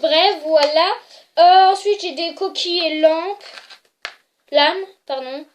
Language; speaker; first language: French; native; French